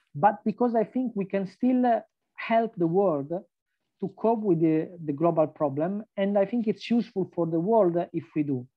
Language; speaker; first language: English; non-native, fluent; Italian